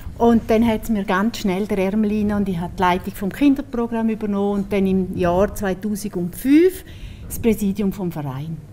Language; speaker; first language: German; native; German